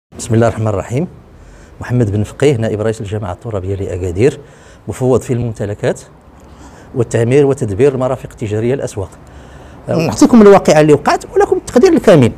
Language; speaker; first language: Arabic; native; Arabic